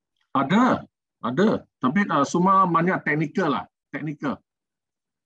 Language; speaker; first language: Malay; non-native, learner; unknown